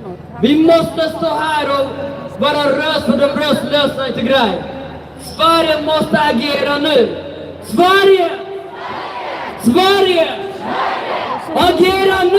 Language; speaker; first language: Swedish; early bilingual, other home language; Tigrinya